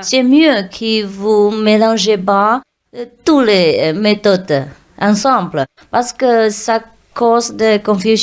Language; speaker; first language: French; non-native, learner; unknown